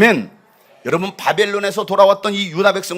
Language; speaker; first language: Korean; native; Korean